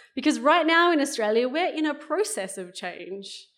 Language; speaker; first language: English; native; English